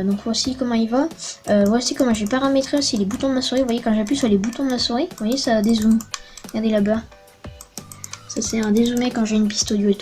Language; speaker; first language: French; native; French